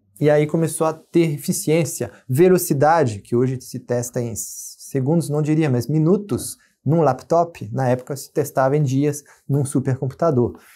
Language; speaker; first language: Portuguese; non-native, fluent; French